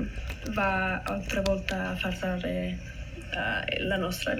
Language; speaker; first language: Italian; non-native, learner; English